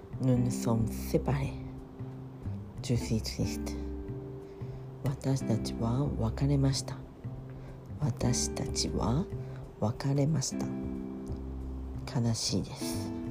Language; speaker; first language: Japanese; non-native, fluent; French